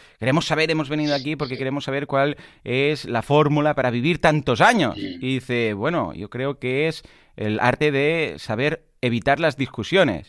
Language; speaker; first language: Spanish; non-native, local second language; Catalan